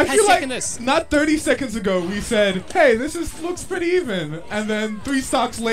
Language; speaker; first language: English; native; English